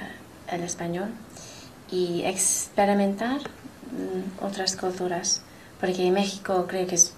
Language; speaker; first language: Spanish; non-native, learner; English